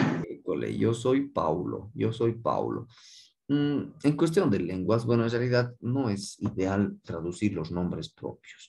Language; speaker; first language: Spanish; native; Spanish